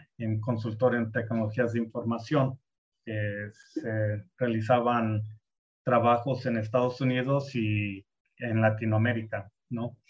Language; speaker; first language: Spanish; early bilingual, heritage; Spanish